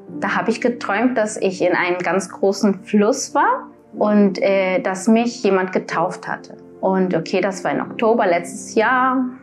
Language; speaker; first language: German; early bilingual, other home language; Spanish